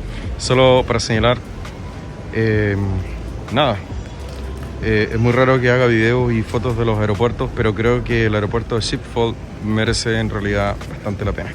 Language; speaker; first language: Spanish; native; Spanish